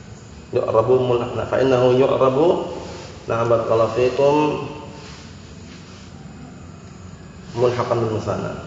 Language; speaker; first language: Arabic; non-native, learner; Indonesian